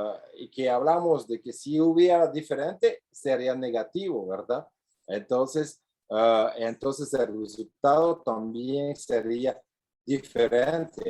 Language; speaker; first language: Spanish; non-native, fluent; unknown